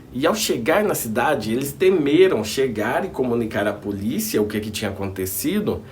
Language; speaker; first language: Portuguese; native; Portuguese